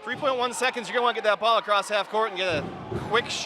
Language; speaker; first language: English; native; English